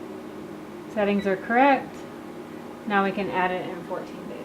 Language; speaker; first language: English; native; English